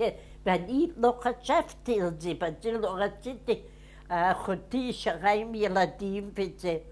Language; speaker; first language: Hebrew; non-native, fluent; Yiddish